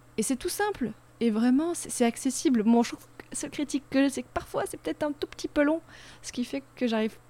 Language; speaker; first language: French; native; French